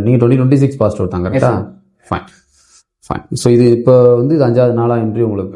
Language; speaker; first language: Tamil; native; Tamil